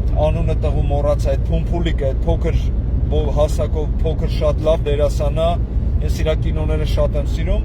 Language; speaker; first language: Armenian; native; Armenian